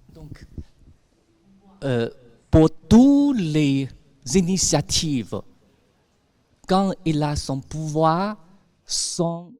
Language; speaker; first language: French; non-native, fluent; Chinese